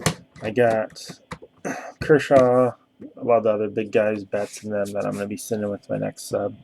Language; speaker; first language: English; native; English